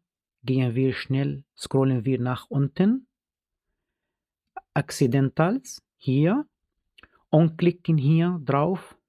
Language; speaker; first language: German; non-native, fluent; Arabic